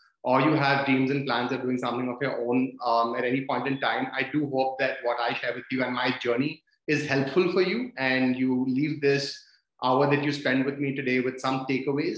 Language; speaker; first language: English; non-native, local second language; Hindi